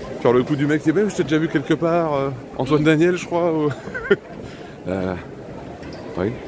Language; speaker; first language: French; native; French